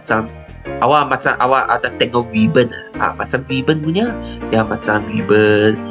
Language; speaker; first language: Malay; non-native, local second language; Chinese